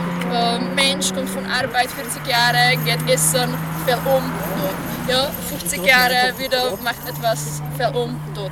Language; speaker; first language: German; non-native, fluent; Czech